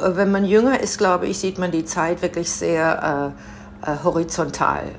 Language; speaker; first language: German; native; German